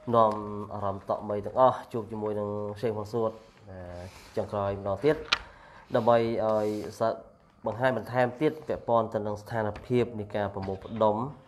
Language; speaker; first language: Khmer; non-native, local second language; Eastern Cham